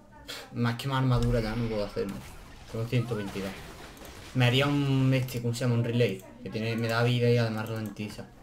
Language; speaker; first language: Spanish; native; Spanish